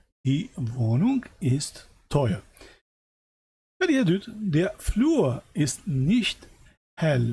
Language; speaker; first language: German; non-native, fluent; Albanian